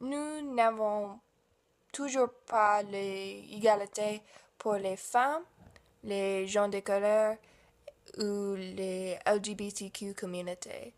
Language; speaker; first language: French; non-native, learner; English